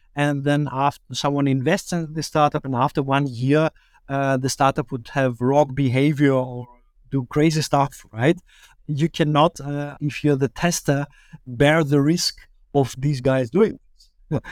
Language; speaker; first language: English; early bilingual, other home language; German